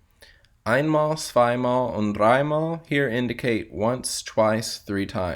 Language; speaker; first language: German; non-native, fluent; English